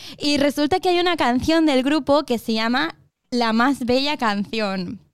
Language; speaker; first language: Spanish; native; Spanish